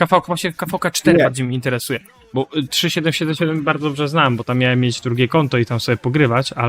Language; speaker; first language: Polish; native; Polish